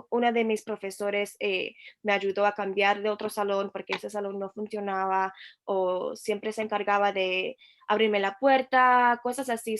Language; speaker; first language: Spanish; early bilingual, heritage; Spanish